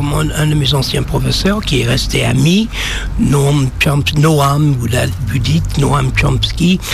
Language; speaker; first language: French; non-native, fluent; English